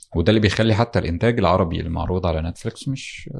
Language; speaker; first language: Arabic; native; Arabic